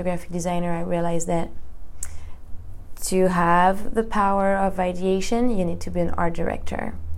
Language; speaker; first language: English; non-native, fluent; French